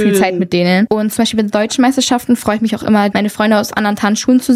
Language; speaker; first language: German; native; German